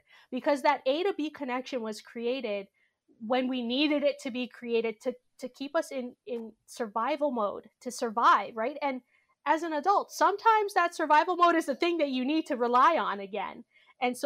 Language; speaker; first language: English; native; English